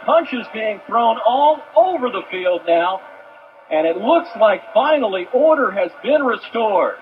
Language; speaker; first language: English; native; English